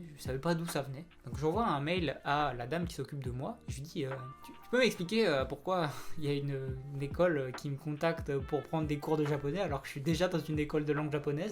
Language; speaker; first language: French; native; French